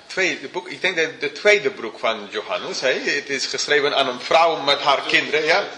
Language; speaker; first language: Dutch; non-native, fluent; English